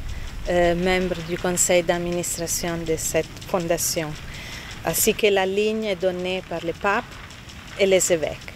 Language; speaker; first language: French; non-native, fluent; Italian